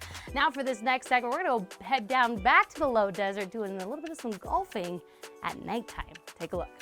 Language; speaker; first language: English; native; English